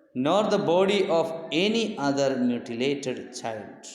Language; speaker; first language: English; non-native, local second language; Malayalam